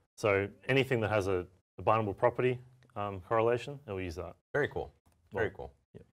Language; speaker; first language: English; native; English